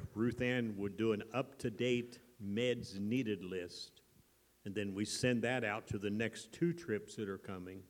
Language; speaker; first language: English; native; English